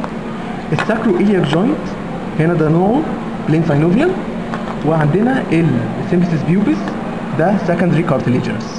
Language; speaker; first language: Arabic; native; Arabic